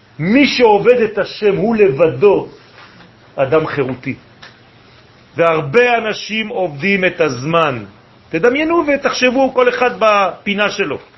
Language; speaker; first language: Hebrew; non-native, fluent; French